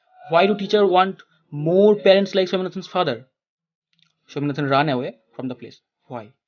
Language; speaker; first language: English; non-native, local second language; Bangla